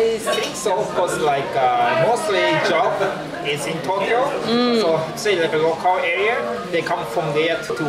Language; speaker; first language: English; non-native, learner; Japanese